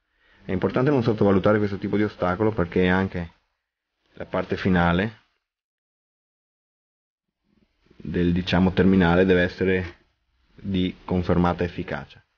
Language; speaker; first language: Italian; native; Italian